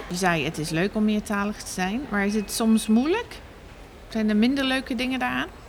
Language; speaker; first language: Dutch; non-native, fluent; English